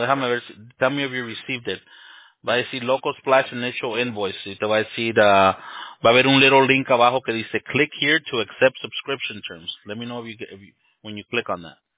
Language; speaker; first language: English; early bilingual, other home language; Spanish